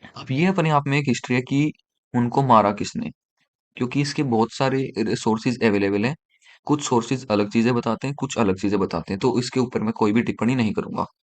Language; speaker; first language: Hindi; native; Hindi